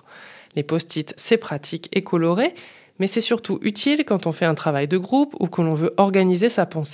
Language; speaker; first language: French; native; French